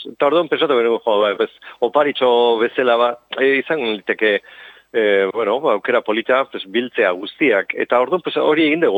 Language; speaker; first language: Basque; non-native, local second language; Spanish